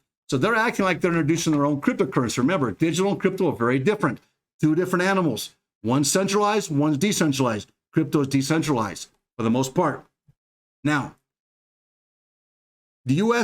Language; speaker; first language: English; native; English